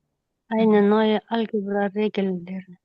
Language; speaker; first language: German; non-native, learner; Kyrgyz